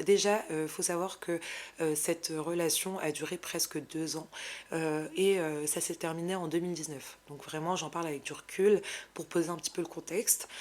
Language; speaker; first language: French; non-native, local second language; Arabic